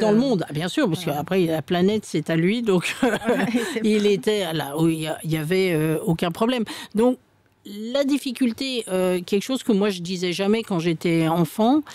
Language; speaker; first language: French; native; French